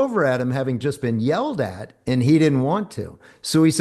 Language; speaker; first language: English; native; English